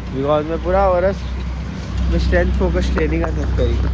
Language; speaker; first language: Hindi; non-native, local second language; Gujarati